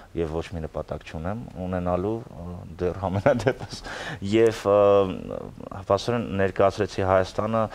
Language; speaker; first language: Armenian; early bilingual, heritage; Armenian